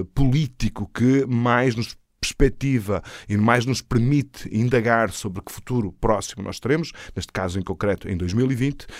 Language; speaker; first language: Portuguese; native; Portuguese